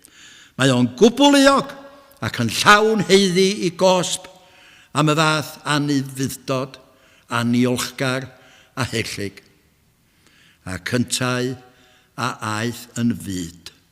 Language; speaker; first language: Welsh; native; Welsh